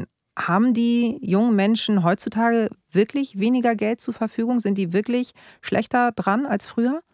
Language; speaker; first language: German; native; German